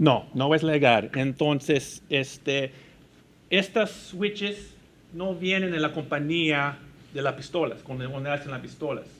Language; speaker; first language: Spanish; early bilingual, heritage; Spanish